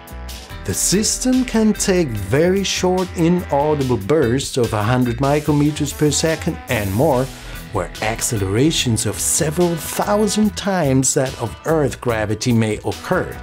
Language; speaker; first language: English; non-native, fluent; German